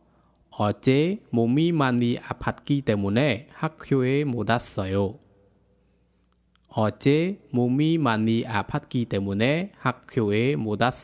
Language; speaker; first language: Korean; non-native, fluent; Khmer